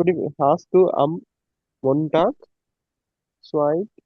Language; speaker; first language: German; non-native, learner; Tamil